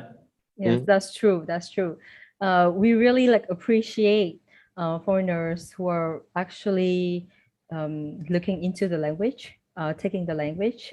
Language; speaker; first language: English; non-native, fluent; Vietnamese